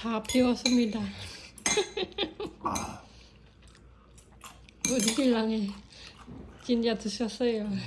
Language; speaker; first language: Korean; non-native, learner; Khmer